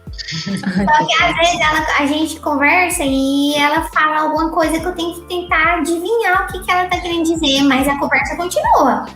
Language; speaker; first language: Portuguese; native; Portuguese